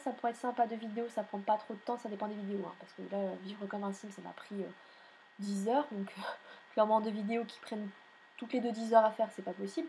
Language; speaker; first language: French; native; French